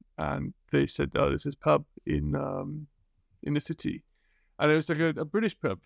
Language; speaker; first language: English; native; English